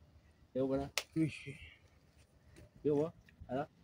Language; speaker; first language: Arabic; non-native, learner; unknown